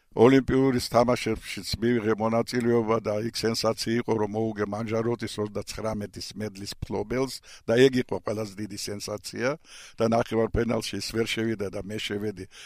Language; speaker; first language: Georgian; non-native, local second language; Russian